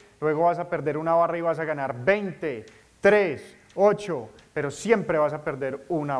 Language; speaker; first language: Spanish; native; Spanish